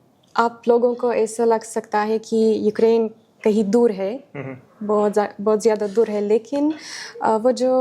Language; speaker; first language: Hindi; non-native, fluent; Ukrainian